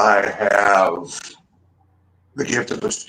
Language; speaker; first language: English; native; English